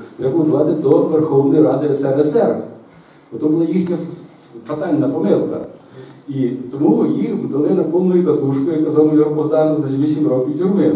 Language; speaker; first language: Ukrainian; native; Ukrainian